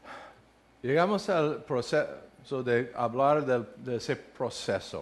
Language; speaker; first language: Spanish; non-native, learner; English